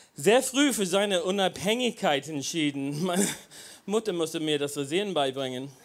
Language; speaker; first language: German; non-native, fluent; English